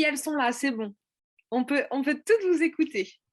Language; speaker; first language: French; native; French